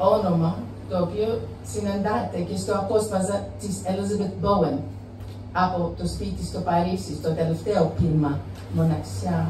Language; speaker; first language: Greek; non-native, fluent; English